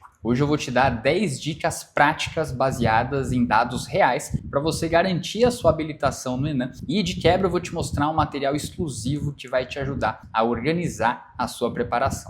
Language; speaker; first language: Portuguese; native; Portuguese